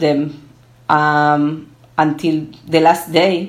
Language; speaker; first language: English; early bilingual, other home language; Spanish